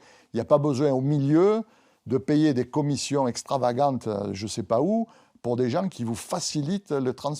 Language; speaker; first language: French; native; French